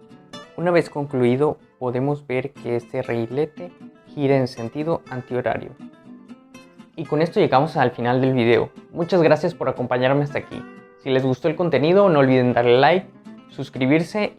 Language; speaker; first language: Spanish; native; Spanish